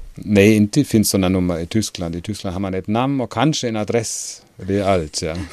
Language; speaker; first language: Swedish; non-native, fluent; German